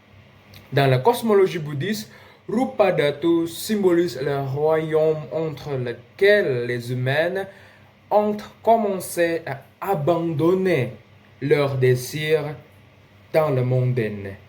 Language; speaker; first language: French; non-native, learner; Indonesian